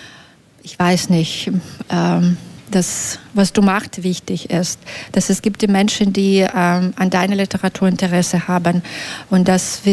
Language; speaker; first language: German; non-native, fluent; Belarusian